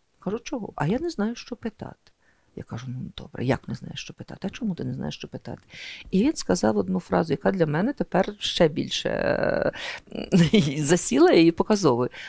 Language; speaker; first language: Ukrainian; native; Ukrainian